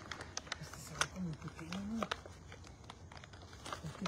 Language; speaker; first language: Spanish; native; Spanish